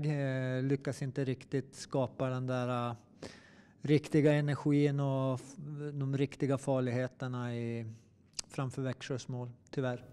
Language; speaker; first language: Swedish; native; Swedish